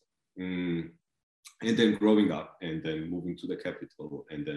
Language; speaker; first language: English; non-native, fluent; Georgian